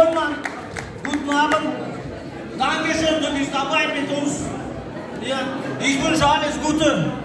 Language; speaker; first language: German; non-native, learner; Russian